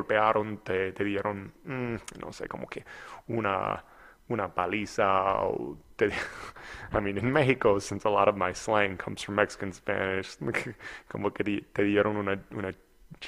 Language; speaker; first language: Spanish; non-native, fluent; English